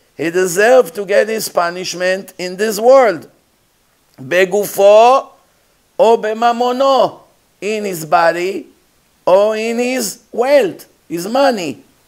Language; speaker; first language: English; non-native, fluent; Hebrew